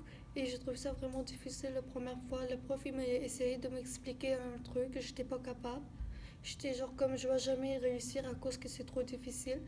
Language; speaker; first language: French; early bilingual, other home language; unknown